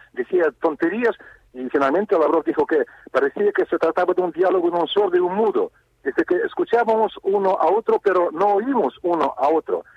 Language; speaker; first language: Spanish; non-native, fluent; Russian